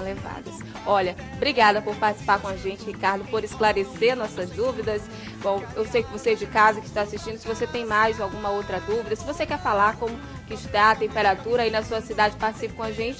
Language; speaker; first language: Portuguese; native; Portuguese